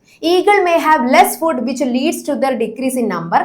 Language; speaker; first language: English; non-native, local second language; Malayalam